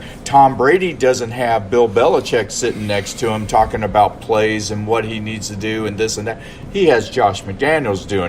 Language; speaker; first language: English; native; English